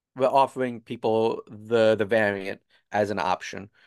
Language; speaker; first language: English; native; English